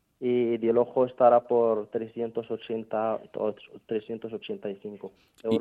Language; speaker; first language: Spanish; non-native, fluent; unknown